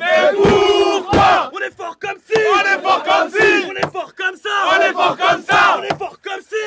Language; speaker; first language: French; native; French